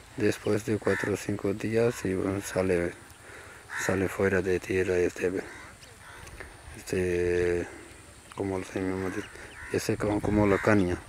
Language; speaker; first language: Spanish; non-native, learner; Urdu